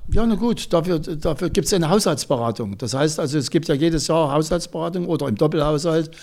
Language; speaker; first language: German; native; German